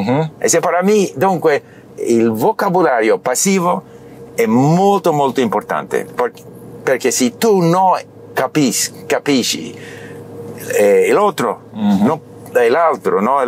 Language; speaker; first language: Italian; non-native, learner; English